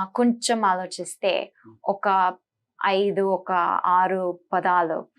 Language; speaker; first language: Telugu; non-native, fluent; English